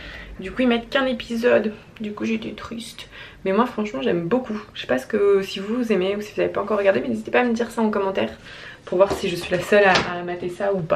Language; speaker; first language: French; native; French